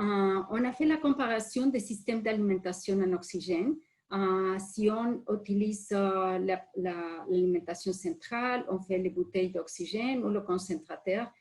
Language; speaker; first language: French; non-native, fluent; Spanish